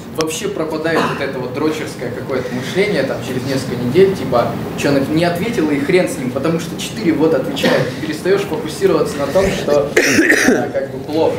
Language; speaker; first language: Russian; native; Russian